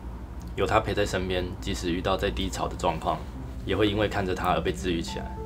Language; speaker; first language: Chinese; native; Chinese